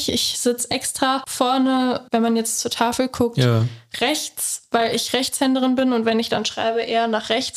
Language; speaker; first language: German; native; German